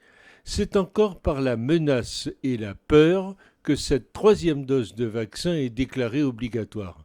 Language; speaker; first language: French; native; French